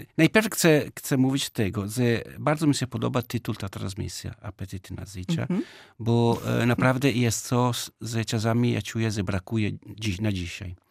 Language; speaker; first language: Polish; non-native, learner; Italian